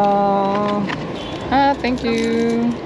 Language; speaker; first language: English; non-native, learner; Korean